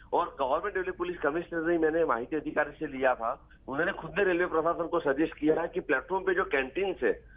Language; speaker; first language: Hindi; non-native, local second language; Marathi